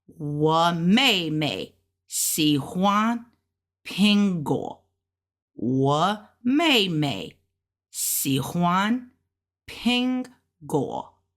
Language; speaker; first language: Chinese; non-native, learner; English